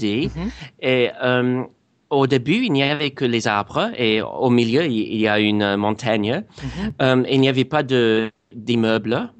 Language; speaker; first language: French; non-native, fluent; English